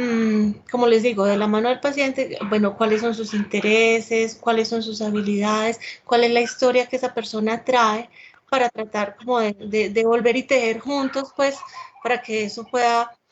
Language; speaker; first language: Spanish; native; Spanish